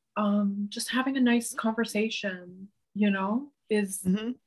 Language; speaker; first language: English; native; English